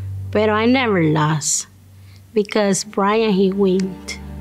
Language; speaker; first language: English; non-native, learner; Spanish